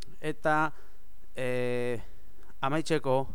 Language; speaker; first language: Basque; non-native, learner; Spanish